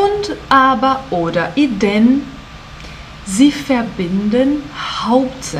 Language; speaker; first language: German; non-native, fluent; Portuguese